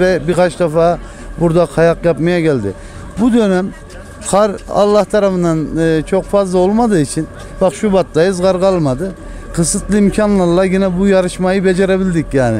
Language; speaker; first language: Turkish; native; Turkish